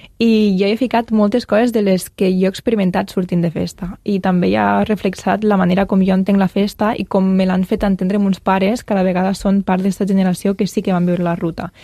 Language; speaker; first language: Catalan; native; Catalan